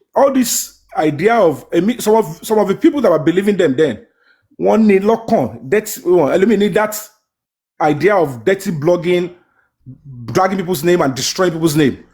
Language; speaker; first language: English; non-native, local second language; Yoruba